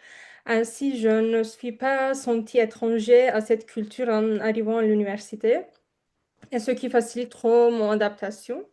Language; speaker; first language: French; non-native, fluent; Turkish